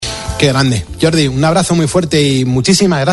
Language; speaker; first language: Spanish; native; Spanish